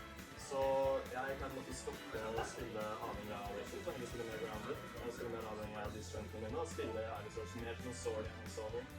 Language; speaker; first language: Norwegian; native; Norwegian